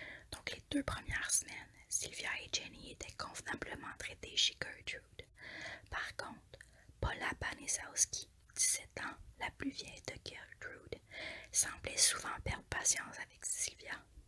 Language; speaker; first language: French; native; French